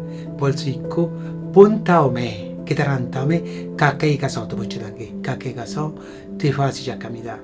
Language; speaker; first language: Korean; non-native, fluent; Italian